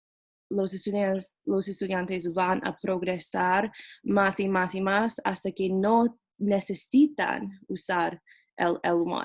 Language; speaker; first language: Spanish; non-native, fluent; English